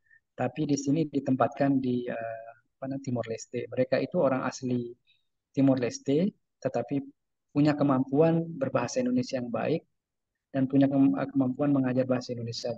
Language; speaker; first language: Indonesian; native; Indonesian